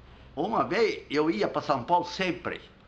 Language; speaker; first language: Portuguese; non-native, fluent; Arabic